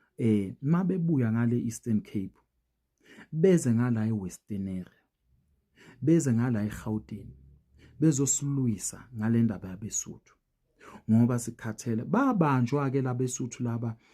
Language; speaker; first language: Zulu; native; Zulu